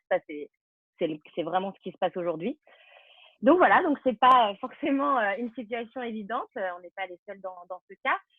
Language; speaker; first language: French; native; French